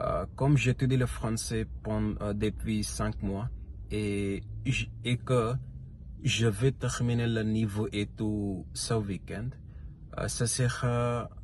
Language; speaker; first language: French; non-native, learner; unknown